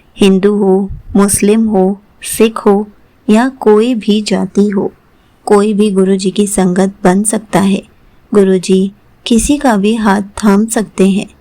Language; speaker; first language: Hindi; native; Hindi